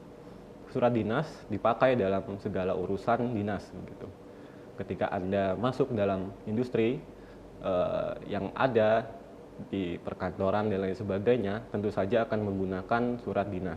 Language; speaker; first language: Indonesian; native; Indonesian